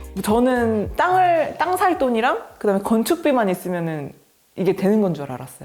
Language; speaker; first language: Korean; native; Korean